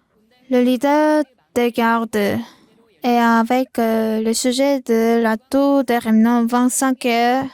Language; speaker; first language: French; non-native, learner; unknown